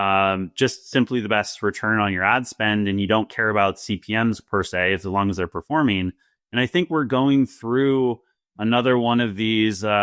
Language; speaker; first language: English; native; English